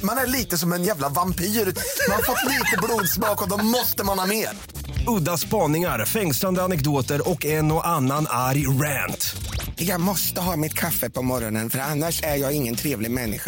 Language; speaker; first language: Swedish; native; Swedish